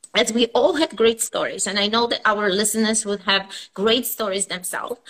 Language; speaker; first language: English; non-native, fluent; Polish